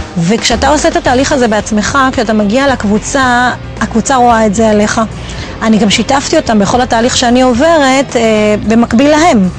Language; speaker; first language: Hebrew; native; Hebrew